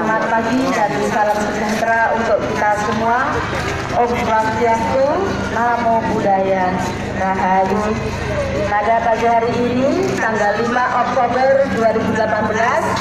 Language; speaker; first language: Indonesian; native; Indonesian